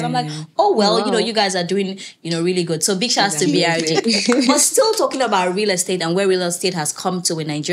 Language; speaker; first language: English; native; English